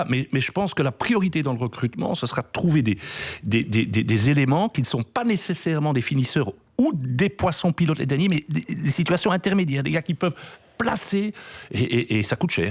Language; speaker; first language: French; native; French